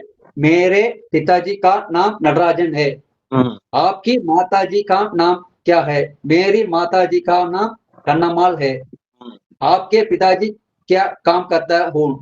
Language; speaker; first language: Hindi; non-native, learner; Tamil